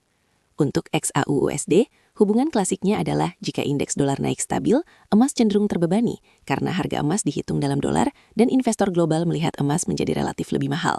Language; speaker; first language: Indonesian; native; Indonesian